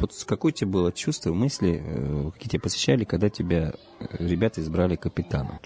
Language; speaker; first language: Russian; native; Russian